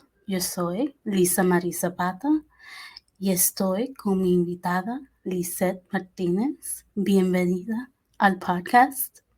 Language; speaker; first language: Spanish; early bilingual, heritage; Spanish